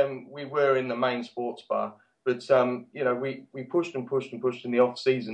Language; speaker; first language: English; native; English